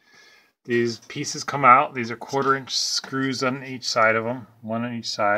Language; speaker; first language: English; native; English